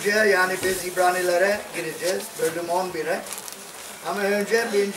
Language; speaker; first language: Turkish; non-native, fluent; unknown